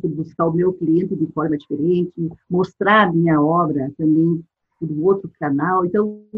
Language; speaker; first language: Portuguese; native; Portuguese